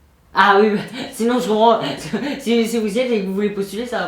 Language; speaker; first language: French; native; French